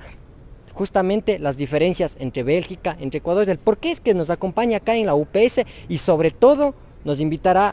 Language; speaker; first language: Spanish; native; Spanish